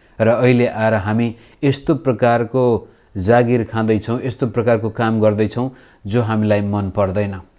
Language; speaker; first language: Nepali; native; Nepali